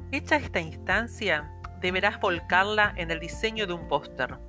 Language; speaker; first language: Spanish; native; Spanish